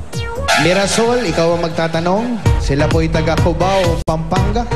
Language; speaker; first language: Filipino; native; Filipino